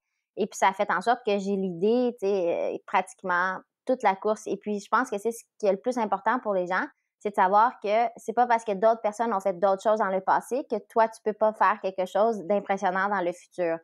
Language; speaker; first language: French; native; French